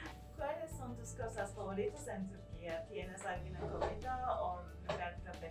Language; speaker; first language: Spanish; non-native, fluent; Turkish